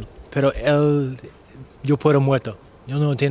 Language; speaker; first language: Spanish; non-native, learner; English